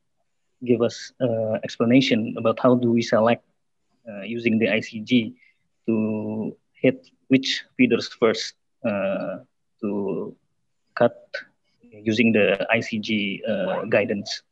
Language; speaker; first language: English; non-native, fluent; Indonesian